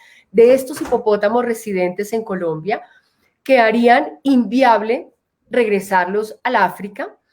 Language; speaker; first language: Spanish; native; Spanish